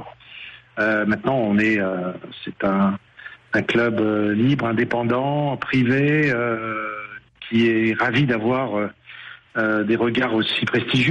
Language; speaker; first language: French; native; French